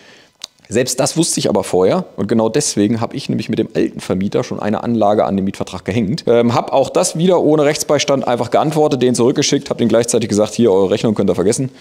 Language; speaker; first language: German; native; German